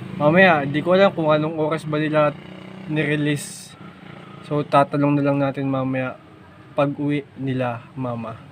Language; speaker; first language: Filipino; native; Filipino